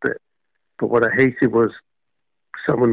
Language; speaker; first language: English; native; English